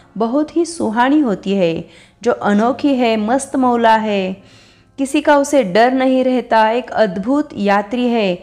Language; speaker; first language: Hindi; non-native, local second language; Marathi